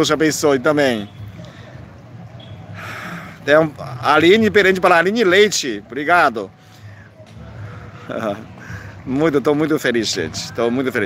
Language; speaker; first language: Portuguese; non-native, fluent; Chinese